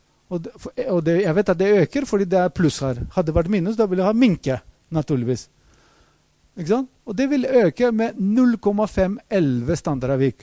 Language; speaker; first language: Norwegian; non-native, fluent; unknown